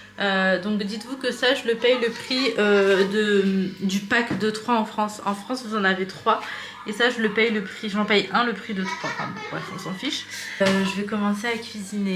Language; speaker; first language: French; native; French